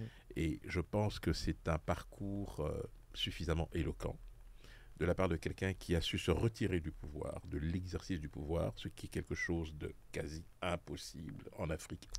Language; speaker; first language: French; native; French